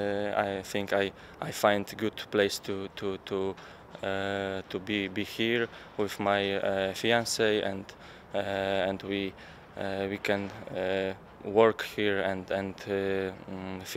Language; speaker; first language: English; non-native, learner; Polish